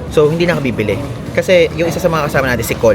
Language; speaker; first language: Filipino; native; Filipino